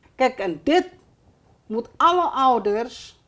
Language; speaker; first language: Dutch; early bilingual, other home language; Indonesian